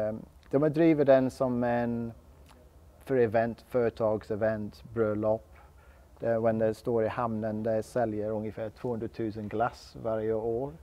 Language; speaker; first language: Swedish; non-native, learner; English